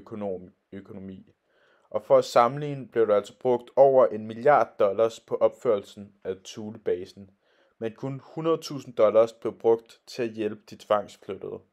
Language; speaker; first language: Danish; native; Danish